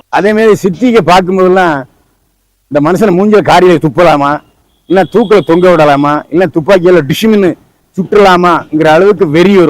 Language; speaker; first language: Tamil; native; Tamil